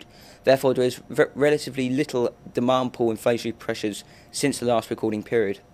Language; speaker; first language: English; native; English